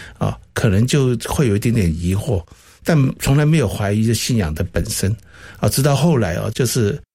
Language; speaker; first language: Chinese; non-native, local second language; Cantonese